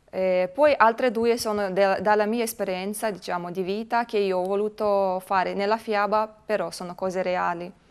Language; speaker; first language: Italian; non-native, fluent; Romanian